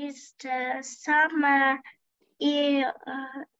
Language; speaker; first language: English; non-native, learner; Ukrainian